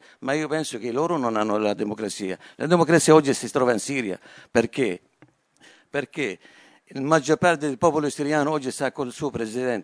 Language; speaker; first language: Italian; non-native, fluent; Arabic